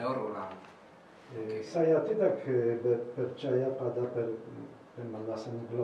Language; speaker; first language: Indonesian; non-native, learner; Polish